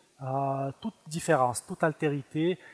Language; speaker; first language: French; non-native, fluent; Arabic